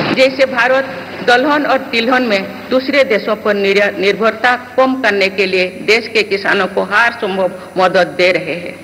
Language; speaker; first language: Hindi; non-native, local second language; Santali